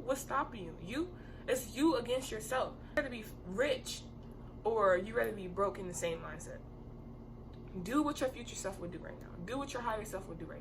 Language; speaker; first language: English; native; English